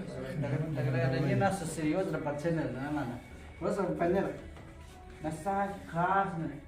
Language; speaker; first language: Russian; non-native, learner; Chinese